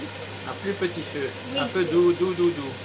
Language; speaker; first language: French; native; French